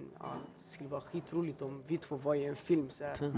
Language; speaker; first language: Swedish; early bilingual, other home language; Albanian